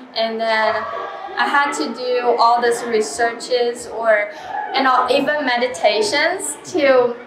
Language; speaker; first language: English; non-native, fluent; Chinese